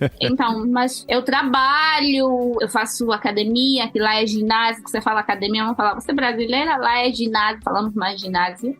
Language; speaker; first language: Portuguese; native; Portuguese